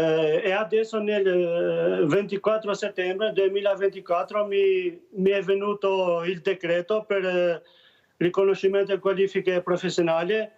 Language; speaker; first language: Italian; non-native, learner; Albanian